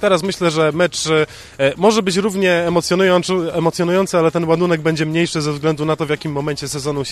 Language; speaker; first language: Polish; native; Polish